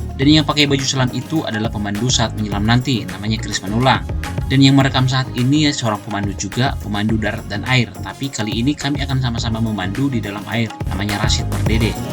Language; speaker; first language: Indonesian; native; Indonesian